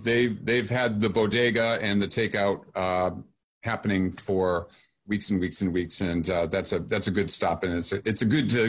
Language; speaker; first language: English; native; English